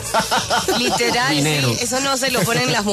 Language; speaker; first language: Spanish; native; Spanish